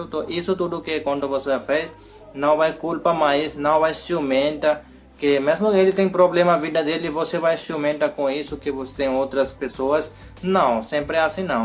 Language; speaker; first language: Portuguese; non-native, learner; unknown